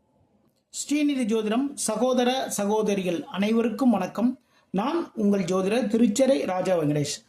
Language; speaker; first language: Tamil; native; Tamil